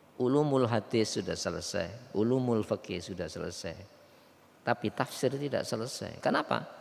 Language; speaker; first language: Indonesian; non-native, local second language; Javanese